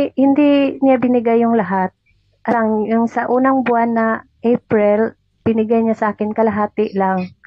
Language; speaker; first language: Filipino; non-native, local second language; Cebuano